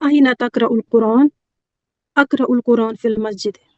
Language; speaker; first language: Arabic; non-native, learner; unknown